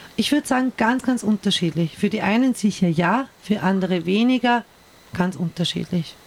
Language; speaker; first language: German; early bilingual, other home language; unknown